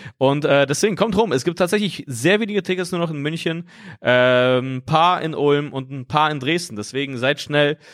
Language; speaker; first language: German; non-native, fluent; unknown